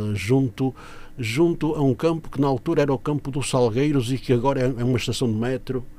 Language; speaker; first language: Portuguese; native; Portuguese